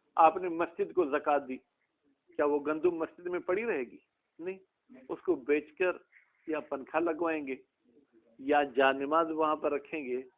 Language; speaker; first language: Urdu; non-native, local second language; Sindhi